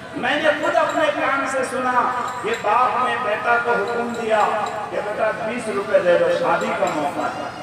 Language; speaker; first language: Urdu; non-native, local second language; Bangla